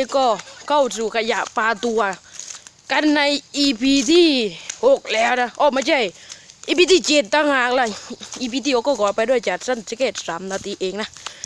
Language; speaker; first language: Thai; native; Thai